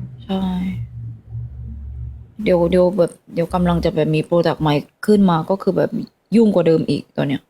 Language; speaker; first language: Thai; early bilingual, heritage; Thai